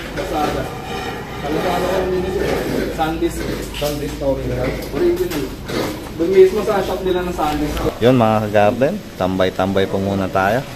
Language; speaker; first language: Filipino; non-native, local second language; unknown